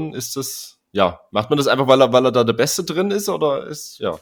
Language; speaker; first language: German; native; German